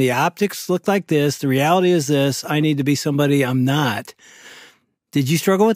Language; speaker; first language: English; native; English